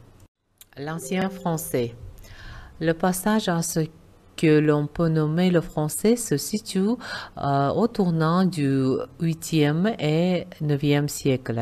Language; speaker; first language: French; non-native, fluent; Uzbek